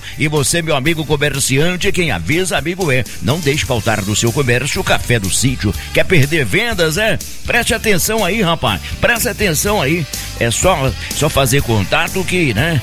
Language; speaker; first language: Portuguese; native; Portuguese